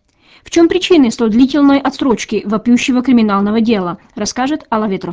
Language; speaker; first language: Russian; native; Russian